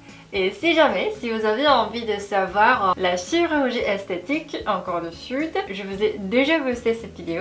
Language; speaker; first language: French; non-native, fluent; Korean